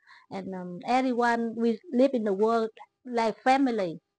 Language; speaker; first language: English; non-native, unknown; Vietnamese